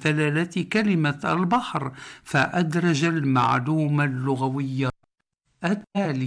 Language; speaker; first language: Arabic; native; Arabic